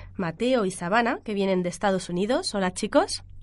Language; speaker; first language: Spanish; native; Spanish